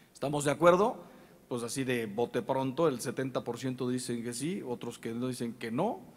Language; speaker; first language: Spanish; native; Spanish